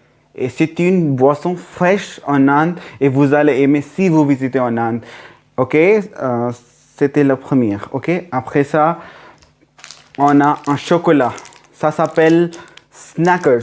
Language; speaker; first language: French; non-native, learner; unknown